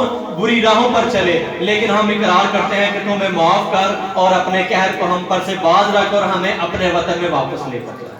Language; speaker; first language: Urdu; native; Urdu